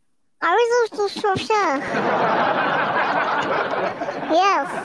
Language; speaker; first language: English; non-native, learner; Indonesian